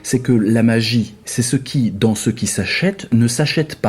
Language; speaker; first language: French; native; French